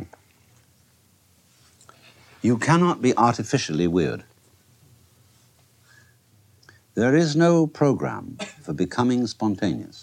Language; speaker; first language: English; native; English